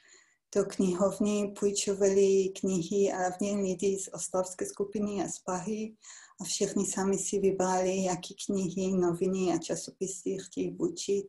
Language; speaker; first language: Czech; non-native, fluent; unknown